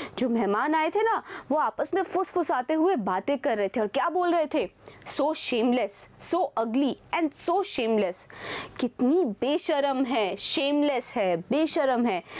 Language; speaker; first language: Hindi; native; Hindi